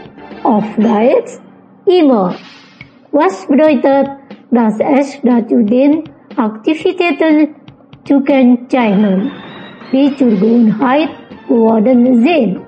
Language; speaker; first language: German; non-native, fluent; Indonesian